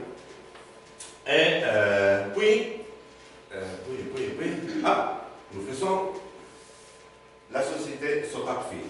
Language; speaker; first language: French; non-native, learner; Spanish